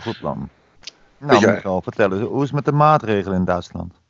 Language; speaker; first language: Dutch; native; Dutch